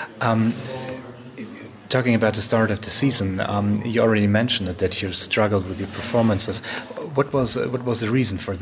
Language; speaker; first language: English; non-native, fluent; German